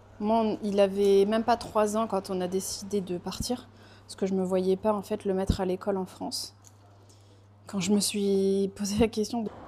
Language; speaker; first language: French; early bilingual, other home language; Portuguese